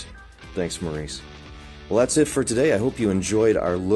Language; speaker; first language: English; native; English